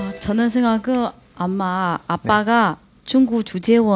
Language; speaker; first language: Korean; non-native, learner; Chinese